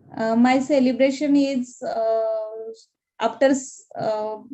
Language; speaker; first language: English; non-native, learner; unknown